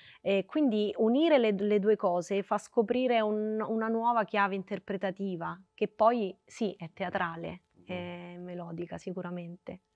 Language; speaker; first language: Italian; native; Italian